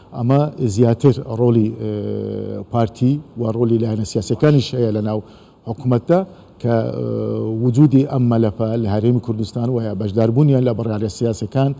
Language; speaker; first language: Central Kurdish; non-native, local second language; Azerbaijani